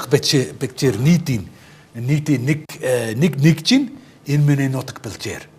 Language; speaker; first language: Mongolian; non-native, fluent; English